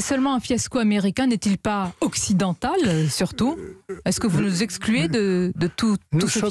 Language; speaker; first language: French; native; French